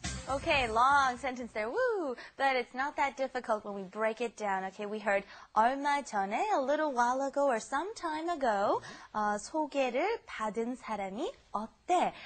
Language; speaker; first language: English; native; English